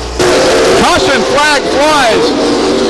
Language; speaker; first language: English; native; English